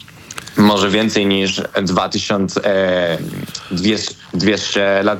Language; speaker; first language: Polish; non-native, learner; Spanish